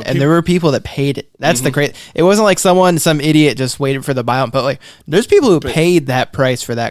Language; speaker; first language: English; native; English